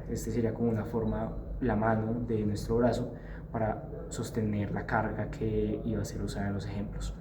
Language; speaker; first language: Spanish; native; Spanish